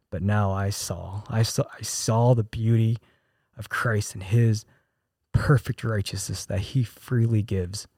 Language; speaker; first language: English; early bilingual, other home language; Korean